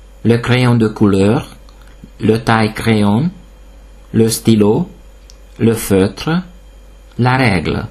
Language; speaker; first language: French; non-native, fluent; Hungarian